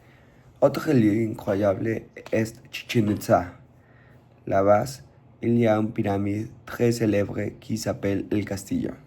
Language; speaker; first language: French; non-native, learner; Spanish